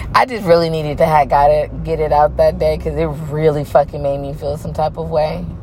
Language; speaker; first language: English; native; English